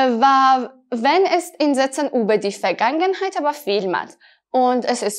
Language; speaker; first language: German; non-native, fluent; Persian